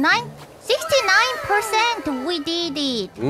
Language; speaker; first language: English; non-native, learner; Korean